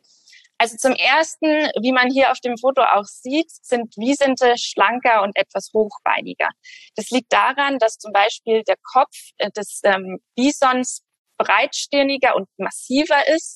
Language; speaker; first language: German; native; German